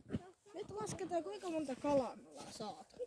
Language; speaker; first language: Finnish; native; Finnish